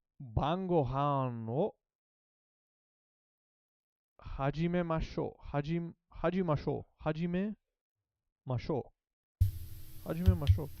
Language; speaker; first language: Japanese; non-native, learner; English